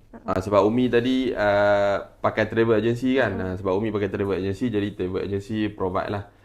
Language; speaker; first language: Malay; native; Malay